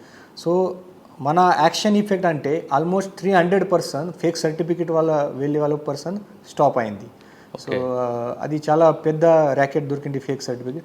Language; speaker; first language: Telugu; non-native, fluent; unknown